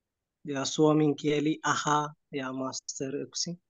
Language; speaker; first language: Finnish; non-native, learner; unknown